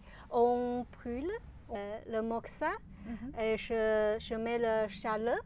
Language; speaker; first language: French; non-native, learner; Chinese